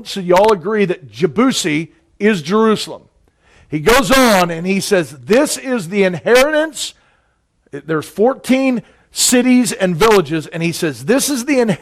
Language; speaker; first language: English; native; English